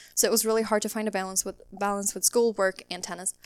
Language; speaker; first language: English; non-native, fluent; Swedish